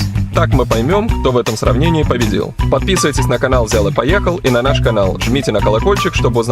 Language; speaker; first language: Russian; native; Russian